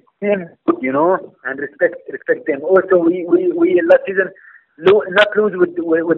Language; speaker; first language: English; non-native, learner; Arabic